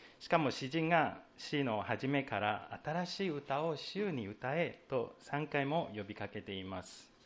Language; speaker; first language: Japanese; non-native, fluent; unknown